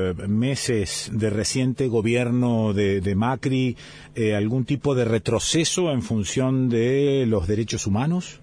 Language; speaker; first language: Spanish; native; Spanish